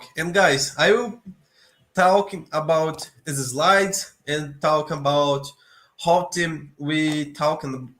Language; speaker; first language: English; non-native, learner; Portuguese